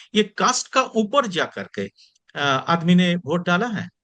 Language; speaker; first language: Hindi; non-native, local second language; Bangla